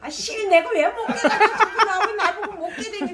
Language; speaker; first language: Korean; native; Korean